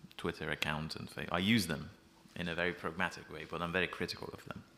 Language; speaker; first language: English; non-native, fluent; Persian